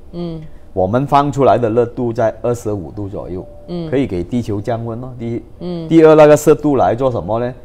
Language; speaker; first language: Chinese; non-native, local second language; Cantonese